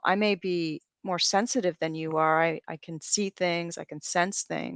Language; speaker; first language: English; native; English